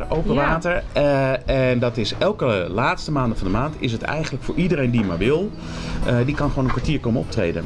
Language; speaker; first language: Dutch; native; Dutch